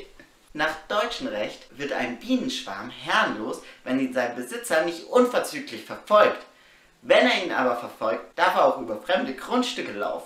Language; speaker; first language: German; native; German